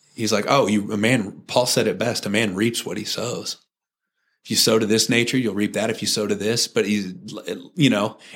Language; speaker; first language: English; native; English